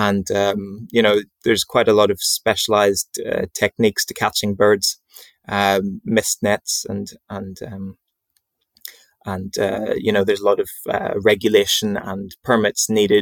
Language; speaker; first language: English; native; English